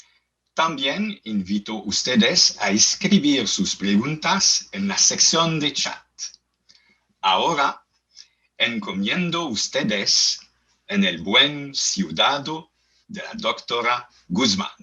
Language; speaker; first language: Spanish; non-native, learner; French